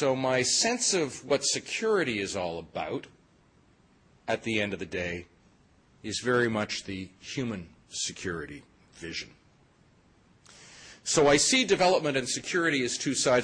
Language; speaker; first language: English; native; English